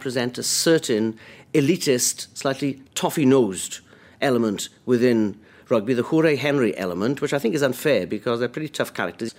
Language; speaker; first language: English; native; English